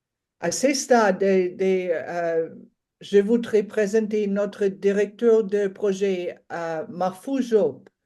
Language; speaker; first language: French; non-native, fluent; English